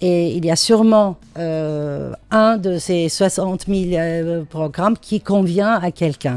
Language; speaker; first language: French; non-native, fluent; Turkish